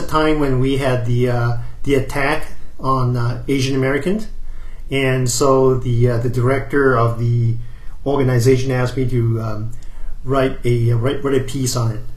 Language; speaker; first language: English; non-native, local second language; Cantonese